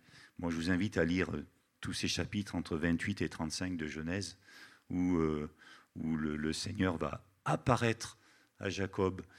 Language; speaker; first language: French; native; French